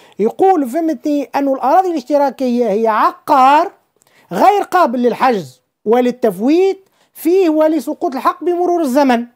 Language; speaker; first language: Arabic; native; Arabic